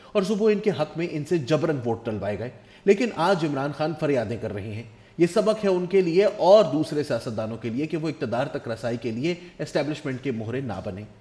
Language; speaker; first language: Urdu; non-native, local second language; Pashto